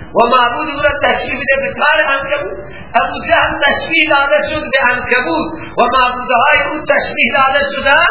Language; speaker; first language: Persian; non-native, local second language; Baluchi